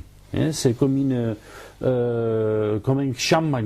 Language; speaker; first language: French; non-native, learner; Catalan